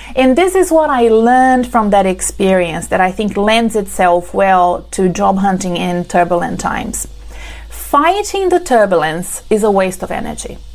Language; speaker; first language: English; non-native, fluent; Portuguese